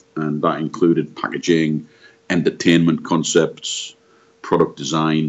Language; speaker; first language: English; native; English